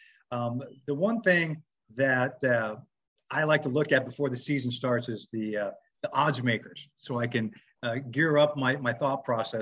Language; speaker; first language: English; native; English